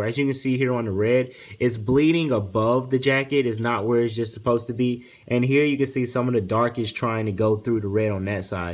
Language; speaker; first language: English; native; English